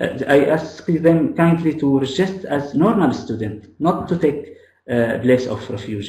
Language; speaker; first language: English; non-native, fluent; Arabic